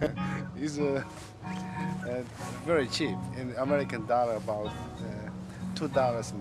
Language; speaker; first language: English; non-native, learner; Korean